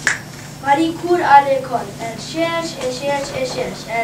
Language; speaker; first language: French; non-native, learner; English